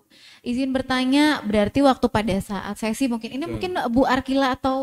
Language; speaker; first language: Indonesian; native; Indonesian